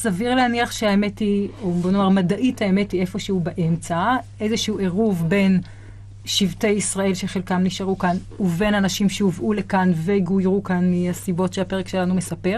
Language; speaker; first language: Hebrew; native; Hebrew